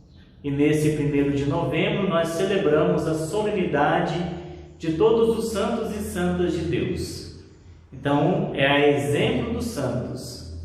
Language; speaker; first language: Portuguese; native; Portuguese